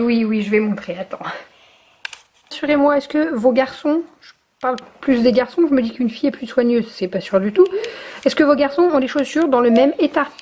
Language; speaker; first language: French; native; French